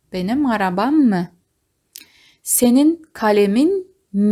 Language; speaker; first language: Turkish; non-native, fluent; Kazakh